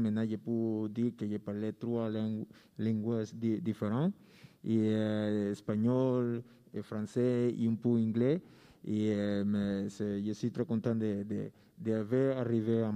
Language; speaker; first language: French; non-native, learner; Spanish